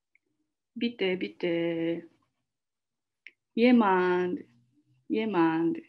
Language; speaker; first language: German; non-native, learner; Japanese